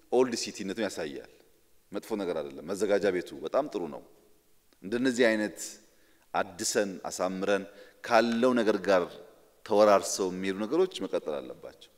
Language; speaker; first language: Amharic; non-native, local second language; Oromo